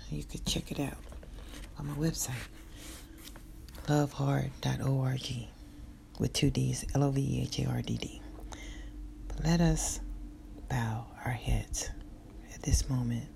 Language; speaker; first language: English; native; English